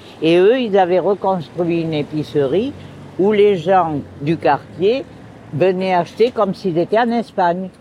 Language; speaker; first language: French; early bilingual, other home language; Spanish